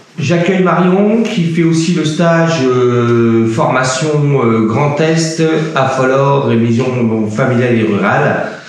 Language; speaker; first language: French; native; French